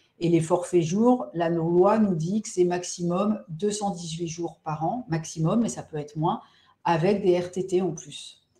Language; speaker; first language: French; native; French